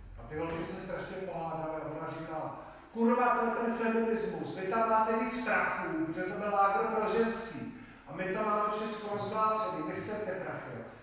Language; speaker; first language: Czech; native; Czech